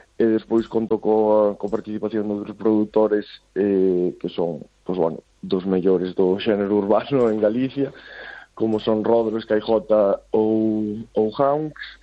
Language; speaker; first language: Galician; native; Galician